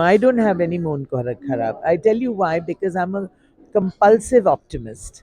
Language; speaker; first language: English; non-native, local second language; Tamil